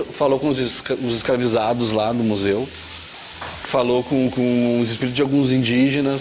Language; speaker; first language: Portuguese; native; Portuguese